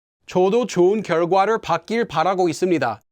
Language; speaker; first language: Korean; non-native, fluent; English